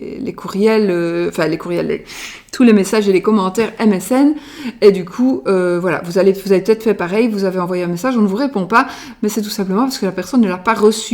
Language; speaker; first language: French; native; French